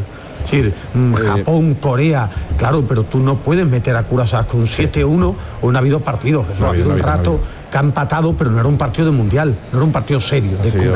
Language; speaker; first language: Spanish; native; Spanish